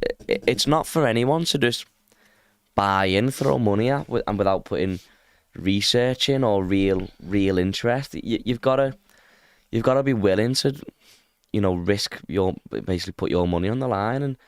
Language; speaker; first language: English; native; English